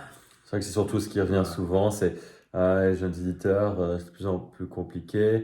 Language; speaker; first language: French; native; French